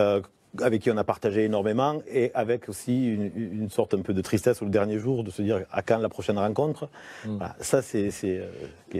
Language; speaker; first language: French; native; French